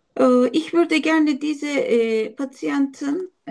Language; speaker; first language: German; non-native, learner; Turkish